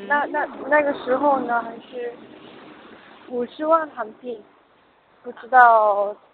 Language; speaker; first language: Chinese; non-native, learner; Korean